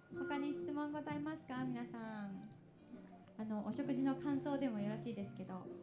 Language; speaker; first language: Japanese; native; Japanese